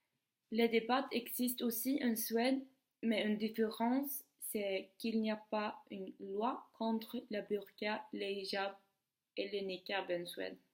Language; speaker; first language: French; non-native, learner; Swedish